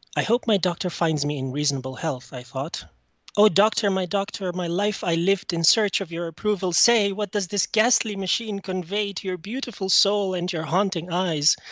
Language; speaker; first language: English; non-native, fluent; French